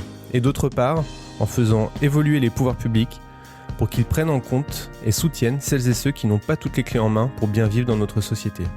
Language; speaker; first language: French; native; French